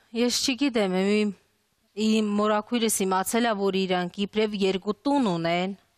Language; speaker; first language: Armenian; early bilingual, other home language; Russian